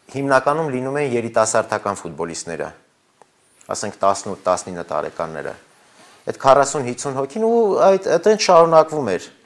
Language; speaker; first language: Armenian; native; Armenian